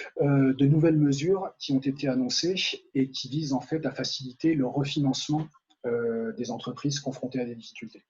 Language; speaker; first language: French; native; French